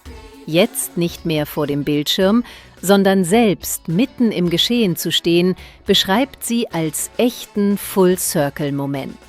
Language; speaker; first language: German; native; German